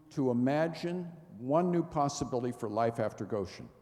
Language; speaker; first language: English; native; English